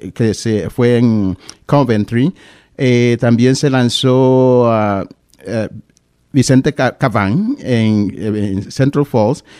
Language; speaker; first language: Spanish; native; Spanish